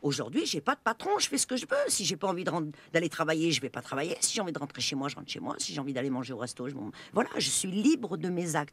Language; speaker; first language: French; native; French